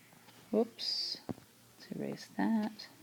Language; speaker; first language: English; native; English